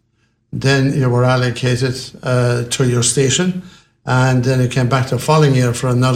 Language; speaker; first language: English; native; English